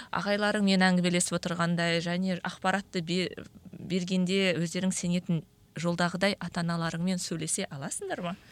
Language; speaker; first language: Kazakh; native; Kazakh